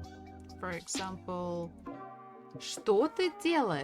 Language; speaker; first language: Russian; non-native, fluent; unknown